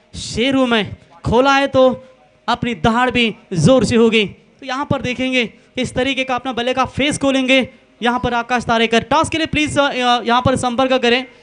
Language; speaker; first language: Hindi; non-native, local second language; Marathi